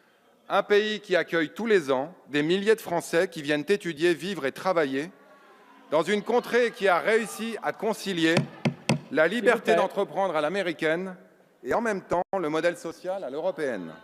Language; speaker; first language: French; native; French